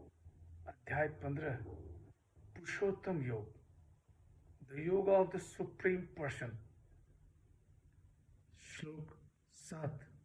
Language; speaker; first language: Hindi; native; Hindi